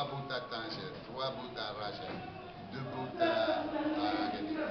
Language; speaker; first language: French; non-native, learner; Spanish